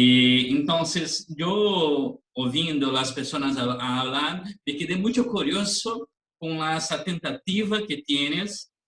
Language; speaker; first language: Spanish; non-native, learner; Portuguese